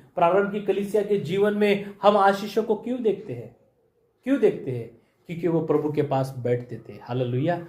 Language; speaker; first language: Hindi; non-native, local second language; Marathi